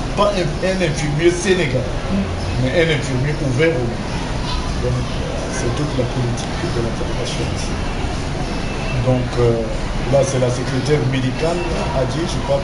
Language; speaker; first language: French; non-native, local second language; Wolof